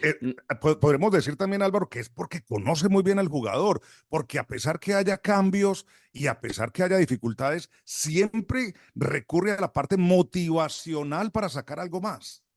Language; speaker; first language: Spanish; native; Spanish